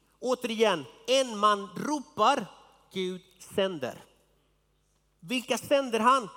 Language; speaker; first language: Swedish; non-native, fluent; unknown